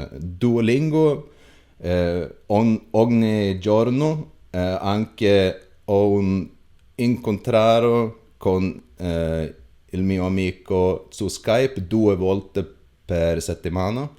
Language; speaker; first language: Italian; non-native, learner; Swedish